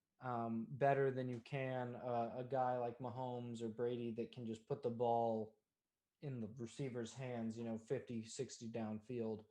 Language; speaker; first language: English; native; English